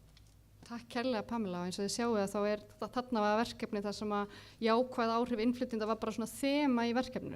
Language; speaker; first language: Icelandic; native; Icelandic